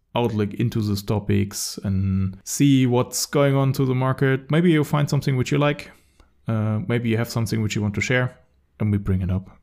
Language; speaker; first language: English; non-native, fluent; German